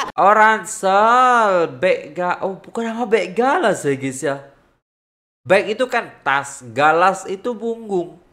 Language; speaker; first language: Indonesian; native; Indonesian